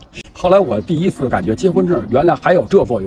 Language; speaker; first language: Chinese; native; Chinese